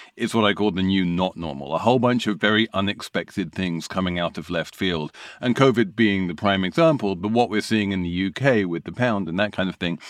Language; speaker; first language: English; native; English